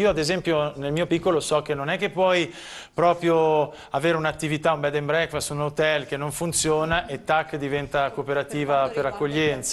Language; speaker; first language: Italian; native; Italian